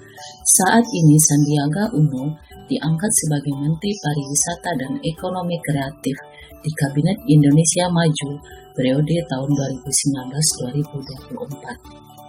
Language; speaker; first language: Indonesian; native; Indonesian